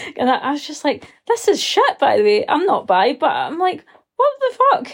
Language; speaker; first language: English; native; English